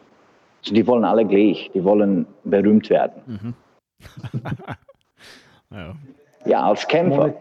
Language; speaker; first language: German; non-native, fluent; Bosnian